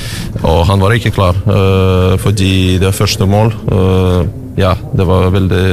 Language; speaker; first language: Norwegian; non-native, learner; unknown